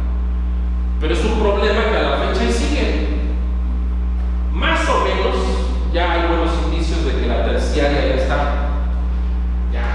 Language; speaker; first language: Spanish; native; Spanish